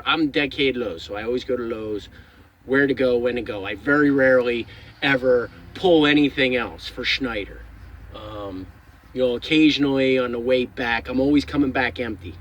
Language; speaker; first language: English; native; English